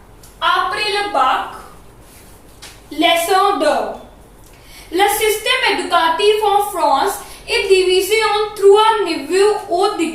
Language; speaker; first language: French; non-native, fluent; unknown